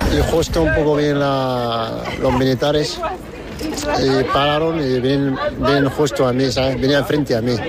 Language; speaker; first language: Spanish; non-native, learner; Arabic